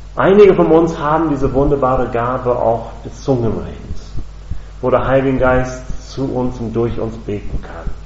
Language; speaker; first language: German; non-native, fluent; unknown